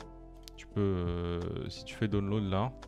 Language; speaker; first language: French; native; French